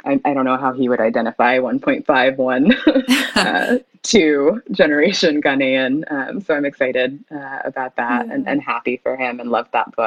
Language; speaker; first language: English; native; English